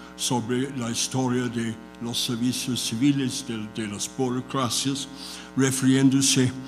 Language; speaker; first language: Spanish; non-native, fluent; English